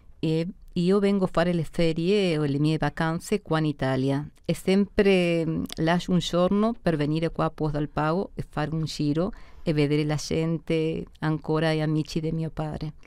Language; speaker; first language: Italian; early bilingual, heritage; Spanish